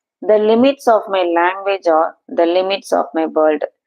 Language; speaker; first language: English; non-native, local second language; Tamil